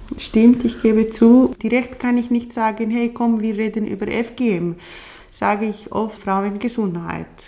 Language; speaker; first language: German; non-native, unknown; Somali